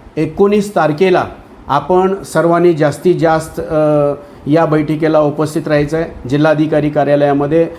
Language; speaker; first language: Marathi; non-native, local second language; Lambadi